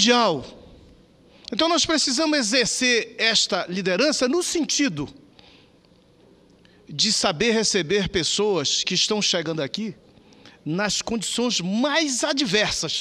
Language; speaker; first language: Portuguese; native; Portuguese